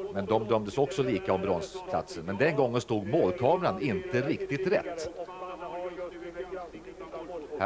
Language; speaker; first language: Swedish; native; Swedish